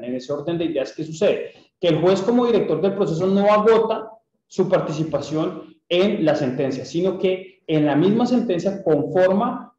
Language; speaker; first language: Spanish; native; Spanish